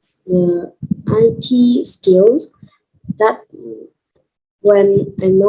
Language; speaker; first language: English; non-native, learner; Vietnamese